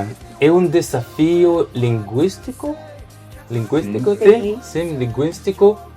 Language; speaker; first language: Portuguese; non-native, learner; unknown